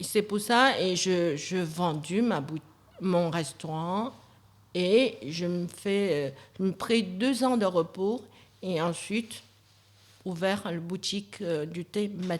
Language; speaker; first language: French; non-native, fluent; Chinese